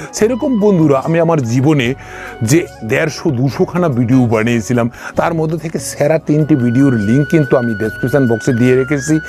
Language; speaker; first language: Bangla; non-native, local second language; Kok Borok